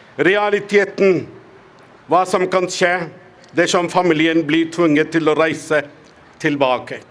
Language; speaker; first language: Norwegian; non-native, fluent; Tamil